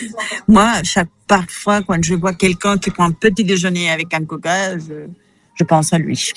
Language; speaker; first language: French; non-native, fluent; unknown